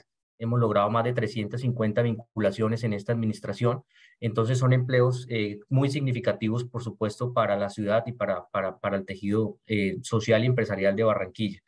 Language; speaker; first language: Spanish; native; Spanish